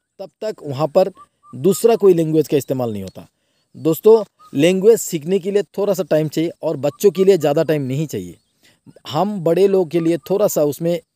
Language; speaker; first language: Hindi; non-native, local second language; Bangla